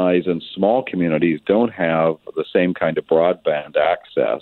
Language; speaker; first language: English; native; English